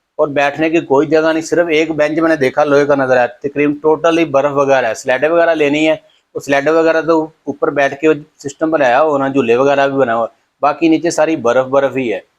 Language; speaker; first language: Urdu; non-native, local second language; Punjabi